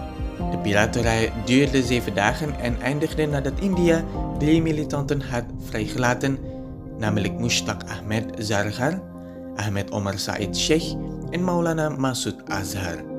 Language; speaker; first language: Dutch; non-native, fluent; Indonesian